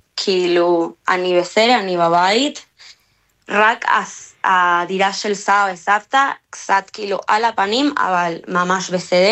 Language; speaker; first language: Hebrew; non-native, learner; Spanish